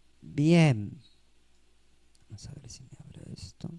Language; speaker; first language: Spanish; native; Spanish